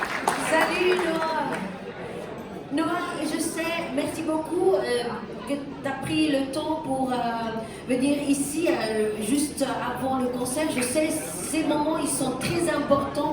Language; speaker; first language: French; non-native, local second language; German